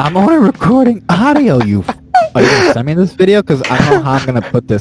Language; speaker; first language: English; native; English